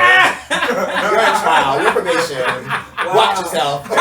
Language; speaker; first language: English; native; English